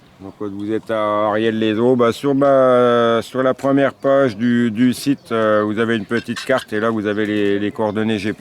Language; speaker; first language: French; native; French